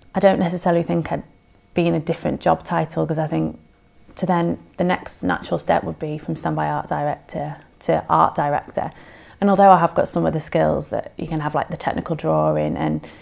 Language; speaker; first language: English; native; English